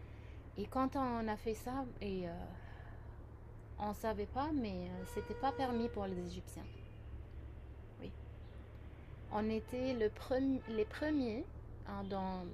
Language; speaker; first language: French; non-native, fluent; Arabic